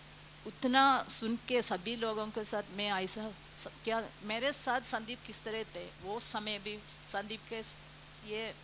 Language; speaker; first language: Hindi; non-native, local second language; Malayalam